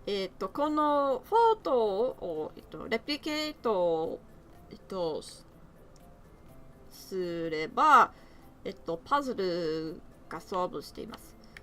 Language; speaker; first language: Japanese; non-native, learner; English